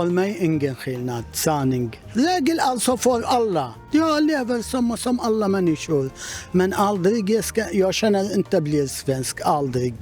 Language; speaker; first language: Swedish; non-native, learner; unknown